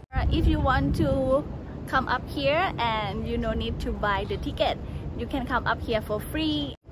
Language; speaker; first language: English; non-native, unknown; Thai